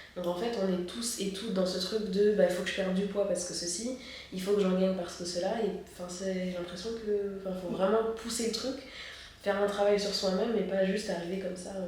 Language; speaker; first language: French; native; French